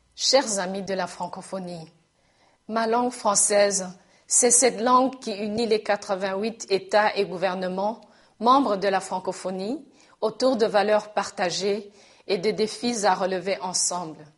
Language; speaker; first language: French; non-native, local second language; Kinyarwanda